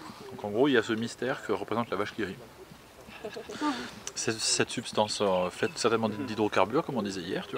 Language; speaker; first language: French; native; French